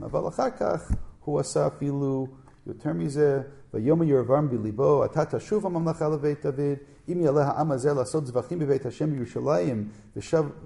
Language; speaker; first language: Hebrew; non-native, fluent; English